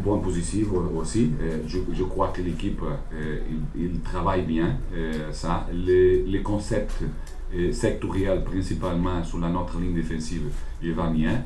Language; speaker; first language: French; non-native, learner; Portuguese